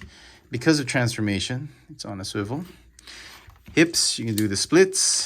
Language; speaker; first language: English; native; English